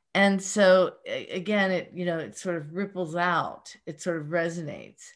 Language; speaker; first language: English; native; English